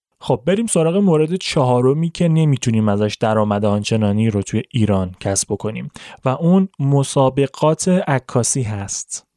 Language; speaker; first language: Persian; native; Persian